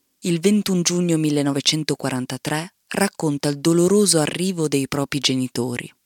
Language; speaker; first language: Italian; native; Italian